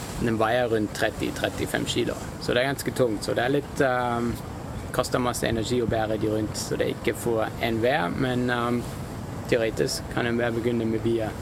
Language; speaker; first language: Norwegian; non-native, fluent; German